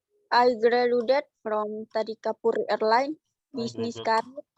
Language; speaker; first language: English; non-native, learner; Indonesian